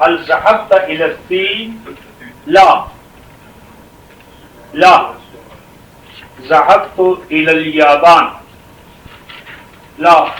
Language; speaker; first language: Arabic; non-native, fluent; Urdu